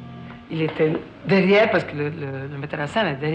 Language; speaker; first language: French; non-native, fluent; Italian